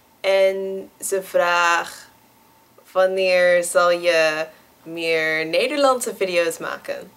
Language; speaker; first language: Dutch; non-native, learner; English